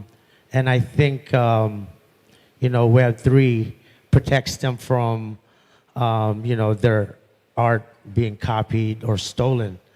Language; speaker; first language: English; non-native, local second language; Pampanga